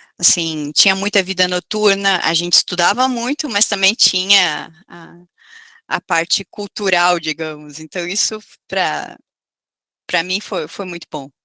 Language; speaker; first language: Portuguese; native; Portuguese